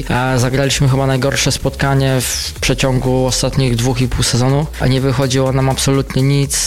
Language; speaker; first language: Polish; native; Polish